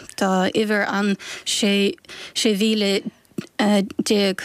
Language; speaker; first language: Irish; non-native, fluent; Ukrainian